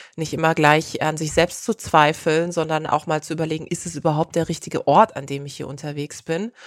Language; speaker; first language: German; native; German